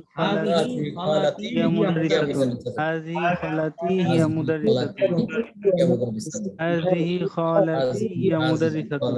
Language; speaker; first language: Arabic; non-native, learner; Bangla